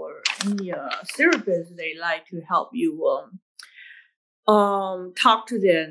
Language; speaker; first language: English; non-native, fluent; Chinese